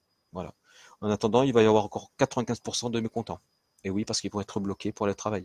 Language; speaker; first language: French; native; French